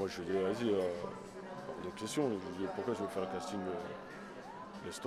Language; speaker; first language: French; native; French